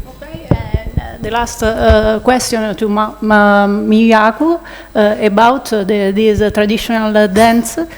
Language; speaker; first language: English; non-native, learner; Italian